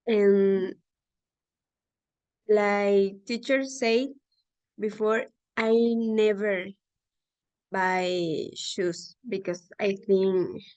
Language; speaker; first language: English; non-native, learner; Spanish